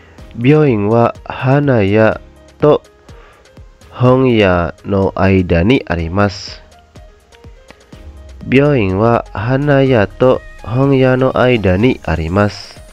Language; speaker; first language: Japanese; non-native, fluent; Indonesian